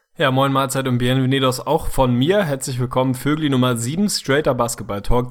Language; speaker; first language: German; native; German